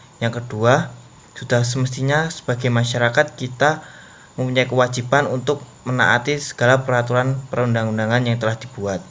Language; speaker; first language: Indonesian; native; Indonesian